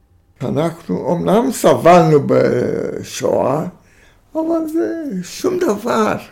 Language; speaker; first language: Hebrew; non-native, fluent; Romanian